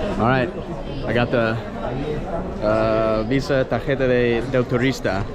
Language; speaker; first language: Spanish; non-native, learner; English